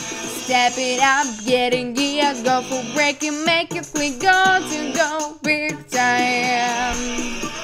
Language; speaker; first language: English; non-native, learner; Russian